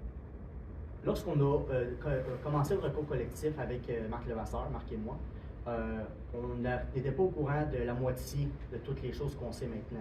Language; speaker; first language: French; native; French